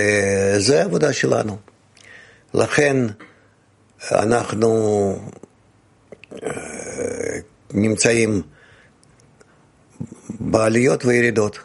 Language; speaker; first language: Hebrew; non-native, fluent; Russian